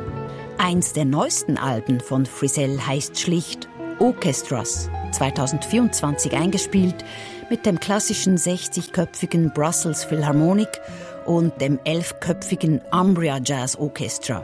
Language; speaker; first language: German; native; German